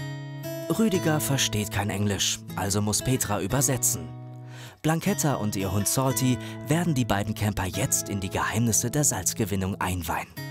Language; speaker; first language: German; native; German